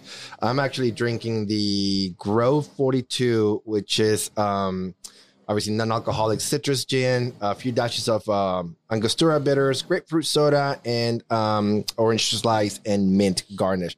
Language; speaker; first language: English; non-native, fluent; Spanish